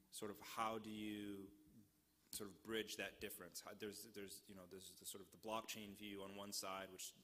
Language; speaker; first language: English; native; English